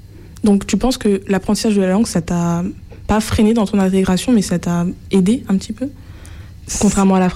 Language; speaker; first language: French; native; French